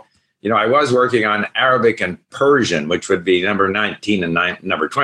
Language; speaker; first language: English; native; English